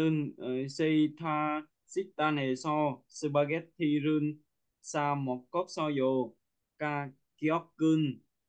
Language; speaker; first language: Korean; non-native, learner; Vietnamese